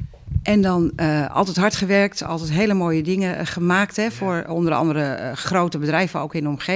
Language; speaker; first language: Dutch; native; Dutch